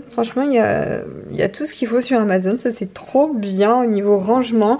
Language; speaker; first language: French; native; French